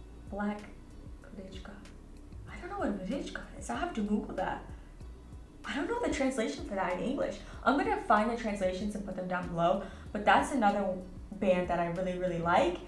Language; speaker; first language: English; native; English